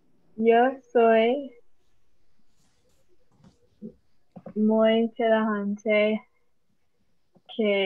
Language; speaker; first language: Spanish; non-native, learner; English